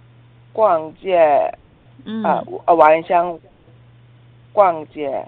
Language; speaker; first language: Chinese; non-native, learner; Korean